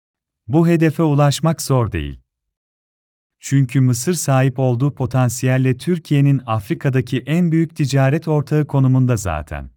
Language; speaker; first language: Turkish; native; Turkish